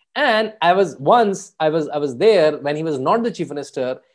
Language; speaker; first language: English; non-native, local second language; Hindi